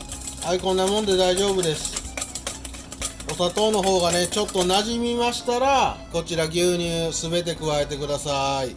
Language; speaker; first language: Japanese; native; Japanese